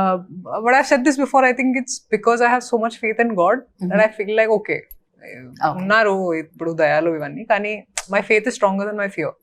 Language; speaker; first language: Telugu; non-native, fluent; Hindi